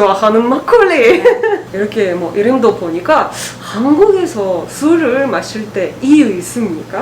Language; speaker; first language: Korean; non-native, learner; Russian